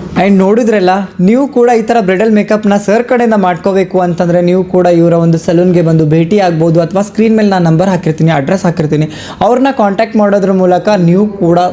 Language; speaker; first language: Kannada; native; Kannada